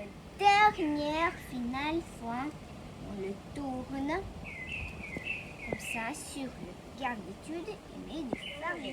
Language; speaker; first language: French; non-native, learner; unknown